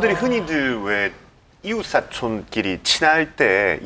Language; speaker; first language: Korean; native; Korean